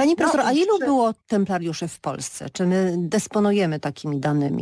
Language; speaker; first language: Polish; native; Polish